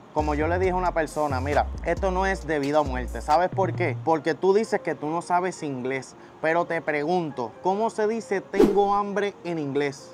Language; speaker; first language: Spanish; native; Spanish